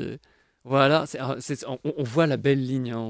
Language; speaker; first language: French; native; French